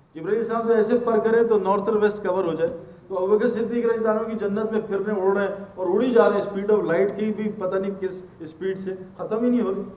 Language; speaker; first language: Urdu; native; Urdu